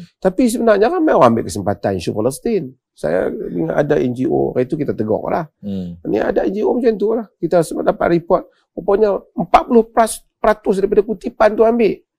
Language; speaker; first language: Malay; native; Malay